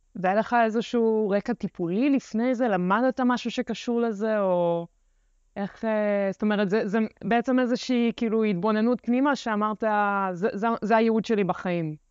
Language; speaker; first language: Hebrew; early bilingual, other home language; Russian